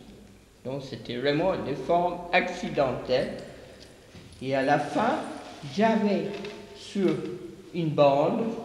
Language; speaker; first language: French; non-native, fluent; English